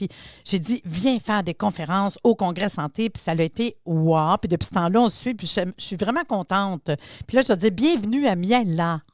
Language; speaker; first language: French; native; French